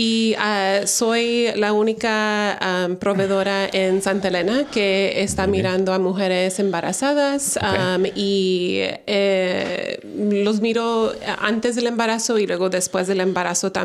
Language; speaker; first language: Spanish; early bilingual, heritage; Spanish